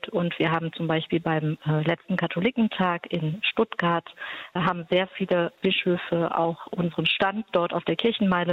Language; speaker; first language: German; native; German